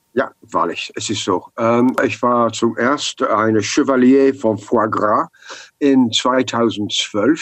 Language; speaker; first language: German; non-native, learner; English